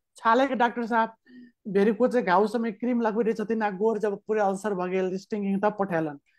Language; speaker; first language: Maithili; native; Maithili